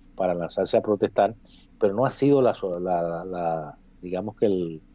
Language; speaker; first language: Spanish; native; Spanish